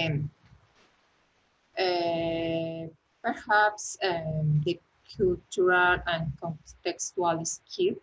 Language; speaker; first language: English; non-native, learner; Spanish